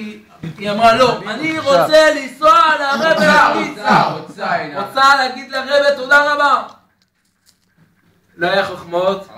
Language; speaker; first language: Hebrew; non-native, fluent; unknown